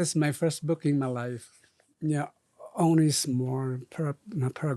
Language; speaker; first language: English; non-native, learner; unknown